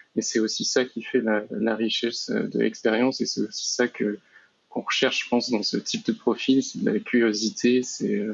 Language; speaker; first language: French; native; French